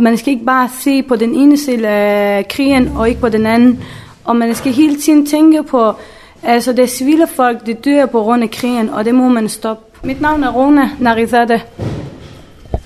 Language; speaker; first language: Danish; early bilingual, other home language; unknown